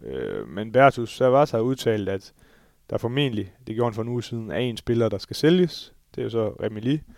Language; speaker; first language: Danish; native; Danish